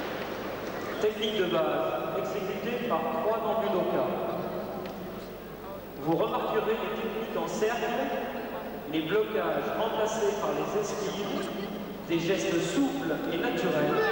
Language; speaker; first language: French; native; French